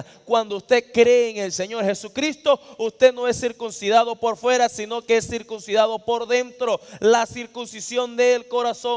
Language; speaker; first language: Spanish; native; Spanish